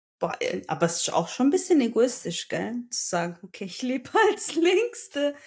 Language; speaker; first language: German; early bilingual, other home language; Turkish